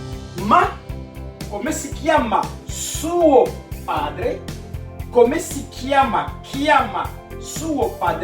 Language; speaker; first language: Italian; non-native, learner; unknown